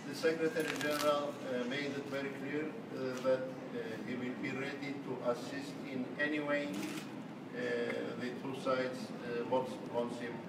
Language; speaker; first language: English; non-native, fluent; Turkish